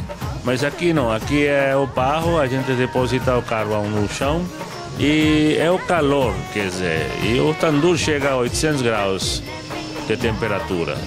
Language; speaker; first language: Portuguese; non-native, fluent; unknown